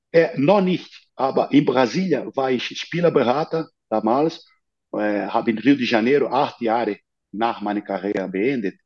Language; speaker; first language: German; non-native, fluent; Portuguese